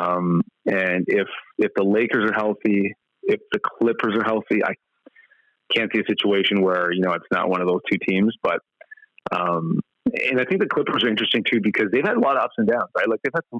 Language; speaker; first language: English; native; English